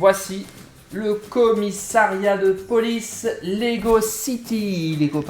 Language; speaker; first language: French; native; French